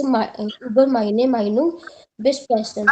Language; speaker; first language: German; non-native, learner; Hindi